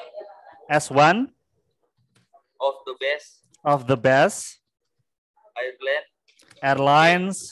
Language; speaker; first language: English; non-native, learner; Indonesian